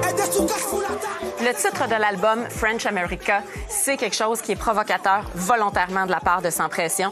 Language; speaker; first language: French; native; French